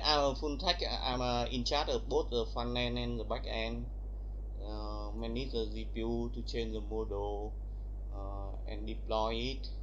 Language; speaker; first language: English; non-native, learner; Vietnamese